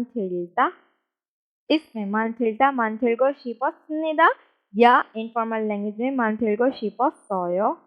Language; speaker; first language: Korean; non-native, fluent; Urdu